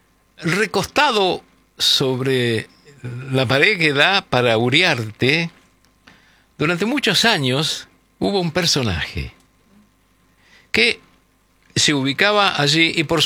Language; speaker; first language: Spanish; native; Spanish